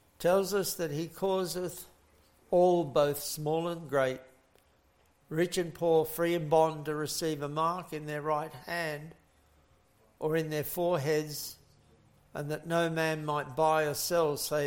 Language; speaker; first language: English; native; English